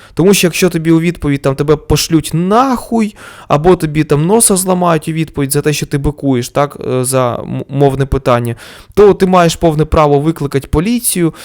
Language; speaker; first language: Ukrainian; non-native, local second language; Russian